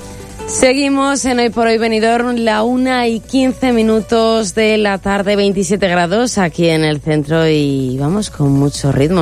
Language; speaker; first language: Spanish; native; Spanish